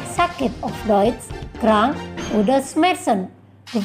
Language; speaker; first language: German; non-native, fluent; Indonesian